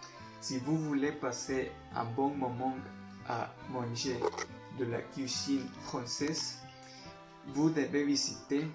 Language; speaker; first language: French; non-native, learner; Spanish